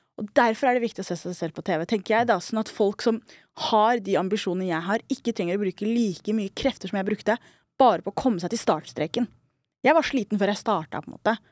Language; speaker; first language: Norwegian; early bilingual, other home language; Somali